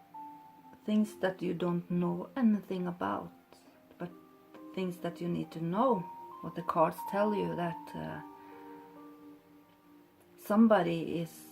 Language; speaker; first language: English; non-native, fluent; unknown